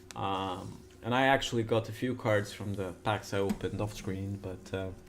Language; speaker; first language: English; non-native, fluent; Lithuanian